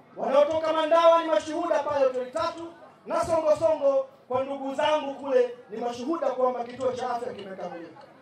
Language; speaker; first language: Swahili; native; Swahili